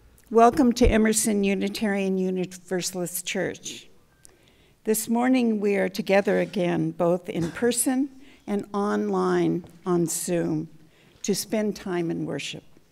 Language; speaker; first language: English; native; English